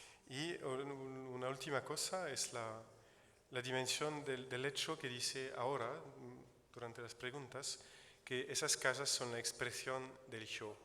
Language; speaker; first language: Spanish; non-native, fluent; Italian